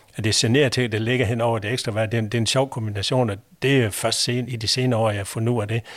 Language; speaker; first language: Danish; native; Danish